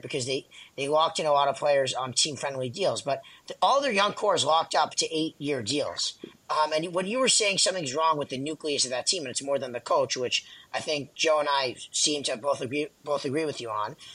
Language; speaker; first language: English; native; English